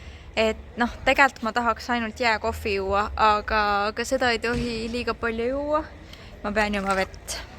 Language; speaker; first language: Estonian; native; Estonian